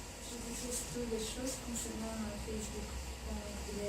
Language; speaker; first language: French; non-native, learner; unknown